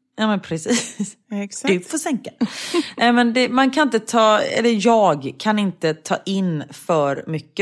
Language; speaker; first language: Swedish; native; Swedish